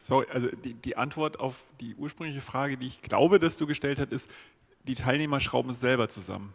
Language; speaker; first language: German; native; German